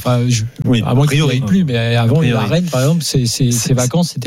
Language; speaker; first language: French; native; French